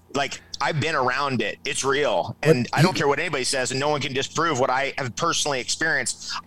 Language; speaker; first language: English; native; English